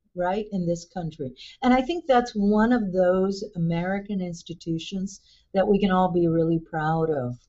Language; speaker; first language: English; early bilingual, other home language; Spanish